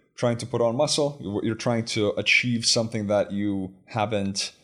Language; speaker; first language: English; non-native, fluent; Lithuanian